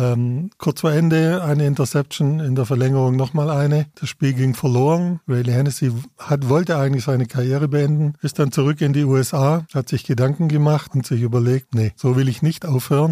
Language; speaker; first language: German; native; German